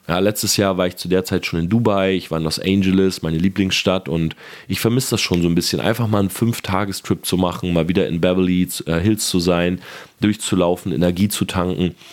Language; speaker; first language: German; native; German